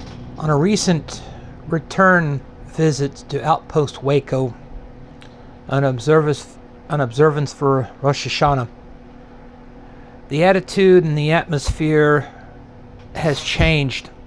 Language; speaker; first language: English; native; English